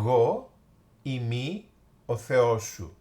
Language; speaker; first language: Greek; non-native, fluent; English